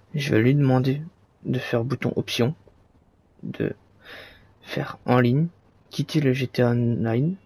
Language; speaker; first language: French; native; French